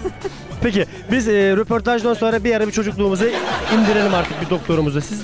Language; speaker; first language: Turkish; native; Turkish